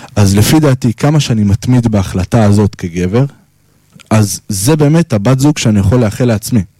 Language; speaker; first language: Hebrew; native; Hebrew